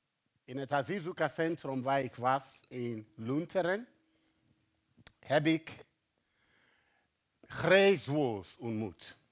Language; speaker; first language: Dutch; non-native, fluent; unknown